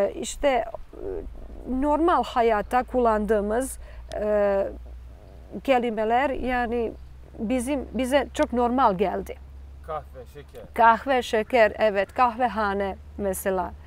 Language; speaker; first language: Turkish; non-native, fluent; Serbian